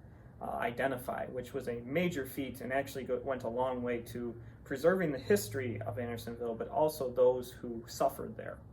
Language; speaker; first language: English; native; English